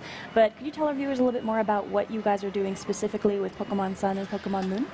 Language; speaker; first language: English; native; English